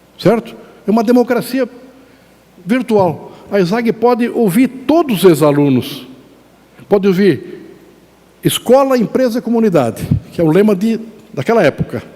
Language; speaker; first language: Portuguese; native; Portuguese